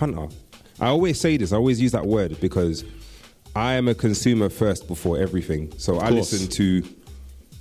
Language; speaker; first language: English; native; English